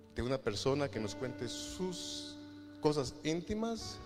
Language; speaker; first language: Spanish; native; Spanish